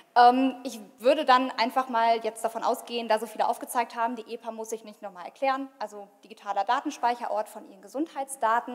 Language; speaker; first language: German; native; German